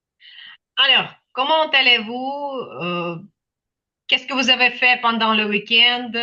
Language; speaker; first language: French; non-native, fluent; Ukrainian